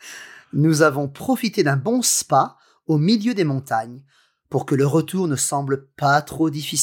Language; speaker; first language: French; native; French